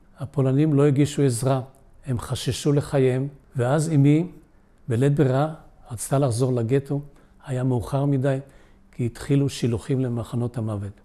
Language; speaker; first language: Hebrew; early bilingual, other home language; Polish